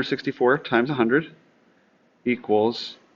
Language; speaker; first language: English; native; English